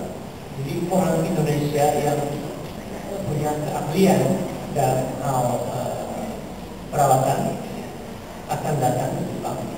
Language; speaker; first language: Indonesian; non-native, fluent; Japanese